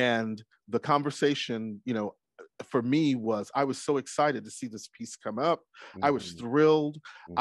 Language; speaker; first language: English; native; English